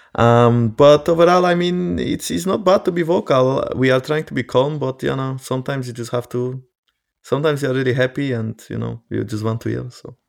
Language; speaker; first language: English; non-native, fluent; Polish